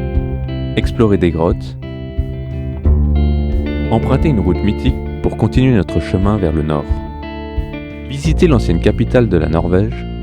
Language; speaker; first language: French; native; French